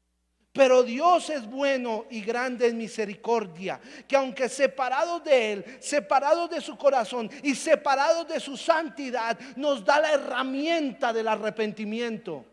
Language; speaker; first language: Spanish; native; Spanish